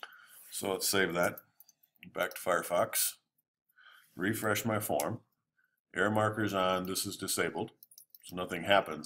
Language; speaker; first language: English; native; English